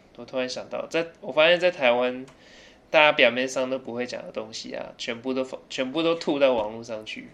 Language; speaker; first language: Chinese; early bilingual, other home language; English